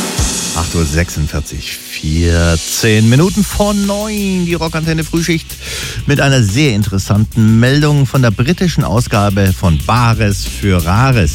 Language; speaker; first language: German; native; German